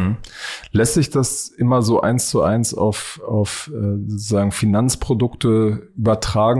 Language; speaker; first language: German; native; German